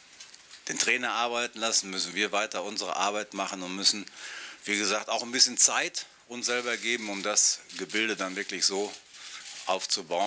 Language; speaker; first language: German; native; German